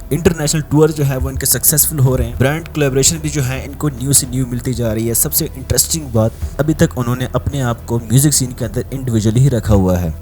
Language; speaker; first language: Urdu; native; Urdu